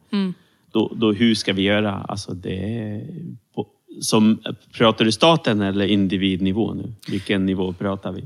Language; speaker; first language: Swedish; early bilingual, other home language; Romany